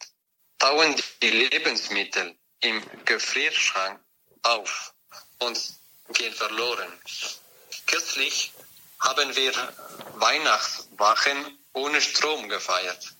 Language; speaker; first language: German; non-native, fluent; French